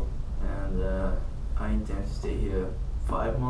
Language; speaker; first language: English; non-native, learner; Portuguese